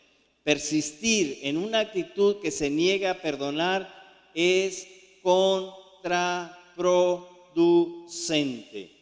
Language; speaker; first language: Spanish; native; Spanish